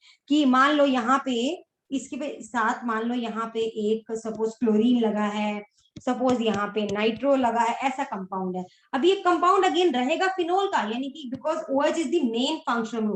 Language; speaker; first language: Hindi; native; Hindi